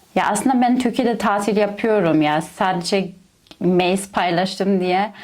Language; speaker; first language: Turkish; non-native, fluent; German